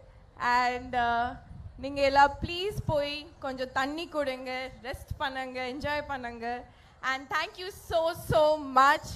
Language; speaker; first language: Tamil; non-native, learner; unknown